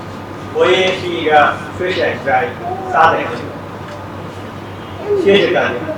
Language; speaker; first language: Chinese; non-native, learner; Bangla